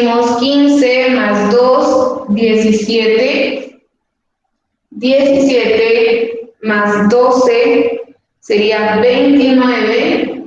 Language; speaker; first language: Spanish; native; Spanish